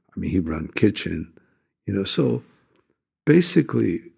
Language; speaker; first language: English; non-native, fluent; Japanese